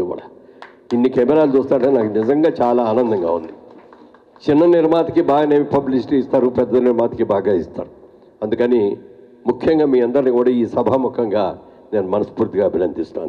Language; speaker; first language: Telugu; native; Telugu